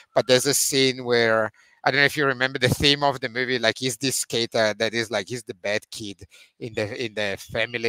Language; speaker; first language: English; non-native, fluent; Italian